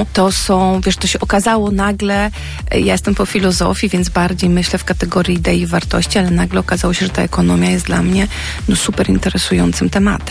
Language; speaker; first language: Polish; native; Polish